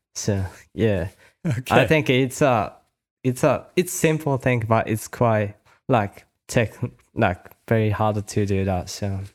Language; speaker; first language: English; non-native, learner; Japanese